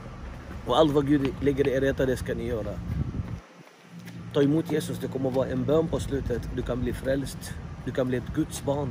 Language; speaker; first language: Swedish; non-native, fluent; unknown